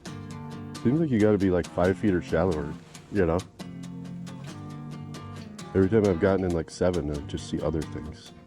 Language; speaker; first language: English; native; English